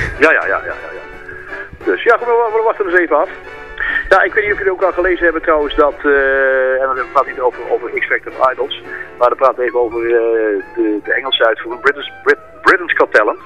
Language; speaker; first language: Dutch; native; Dutch